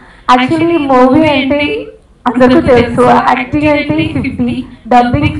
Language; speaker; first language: Telugu; non-native, learner; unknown